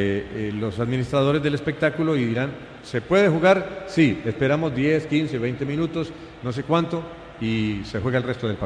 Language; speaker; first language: Spanish; native; Spanish